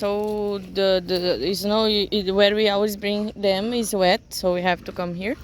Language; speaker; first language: English; non-native, learner; Portuguese